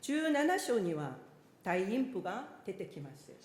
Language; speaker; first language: Japanese; non-native, fluent; Korean